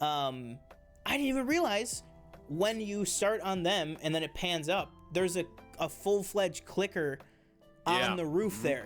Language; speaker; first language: English; native; English